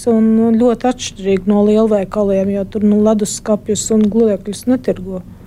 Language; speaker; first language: Latvian; native; Latvian